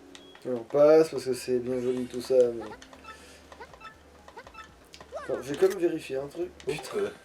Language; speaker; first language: French; native; French